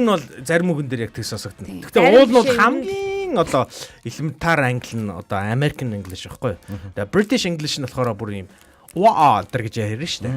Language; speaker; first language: Mongolian; native; Mongolian